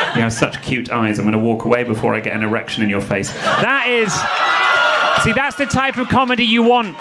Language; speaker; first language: English; native; English